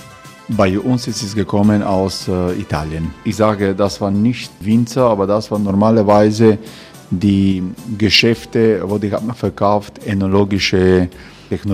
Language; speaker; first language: German; non-native, learner; Croatian